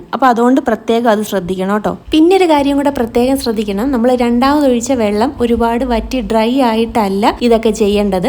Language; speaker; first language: Malayalam; native; Malayalam